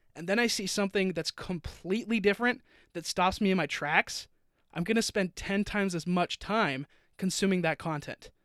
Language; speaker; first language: English; native; English